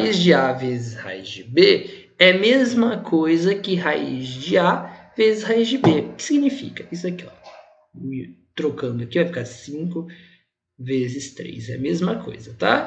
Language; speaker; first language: Portuguese; native; Portuguese